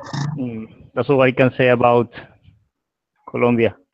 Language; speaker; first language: English; non-native, learner; Spanish